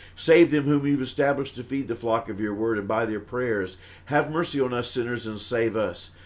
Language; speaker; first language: English; native; English